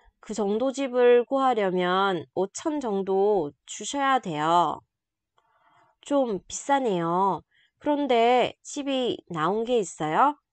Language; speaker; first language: Korean; non-native, fluent; Vietnamese